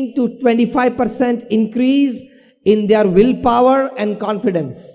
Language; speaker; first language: English; non-native, local second language; Gujarati